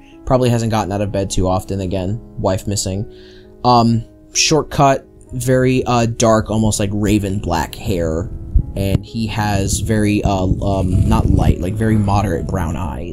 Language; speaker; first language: English; native; English